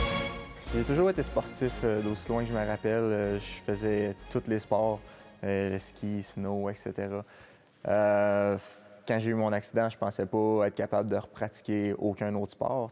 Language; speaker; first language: French; native; French